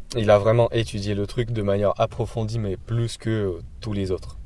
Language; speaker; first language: French; non-native, fluent; Ukrainian